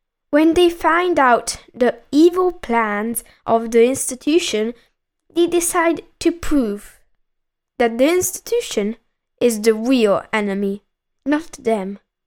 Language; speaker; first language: English; non-native, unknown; Italian